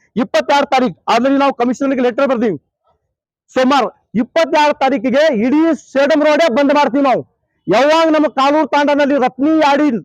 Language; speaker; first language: Kannada; non-native, local second language; Lambadi